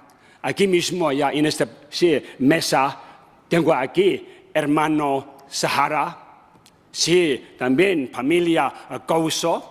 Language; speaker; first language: Spanish; non-native, learner; Tibetan